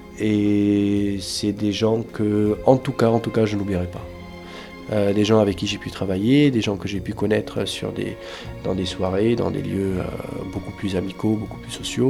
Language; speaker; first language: French; non-native, local second language; Arabic